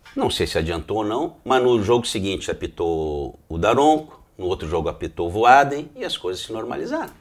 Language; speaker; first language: Portuguese; native; Portuguese